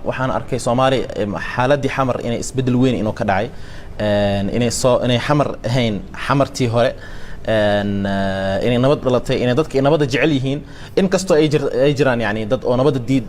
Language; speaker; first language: Somali; early bilingual, heritage; Somali